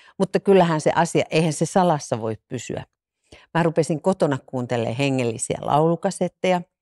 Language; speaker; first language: Finnish; native; Finnish